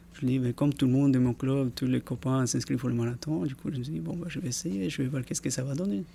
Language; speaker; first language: French; non-native, fluent; Spanish